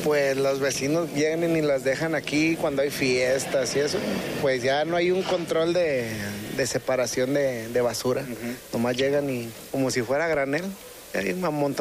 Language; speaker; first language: Spanish; native; Spanish